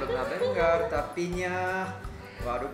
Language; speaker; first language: Indonesian; non-native, learner; Japanese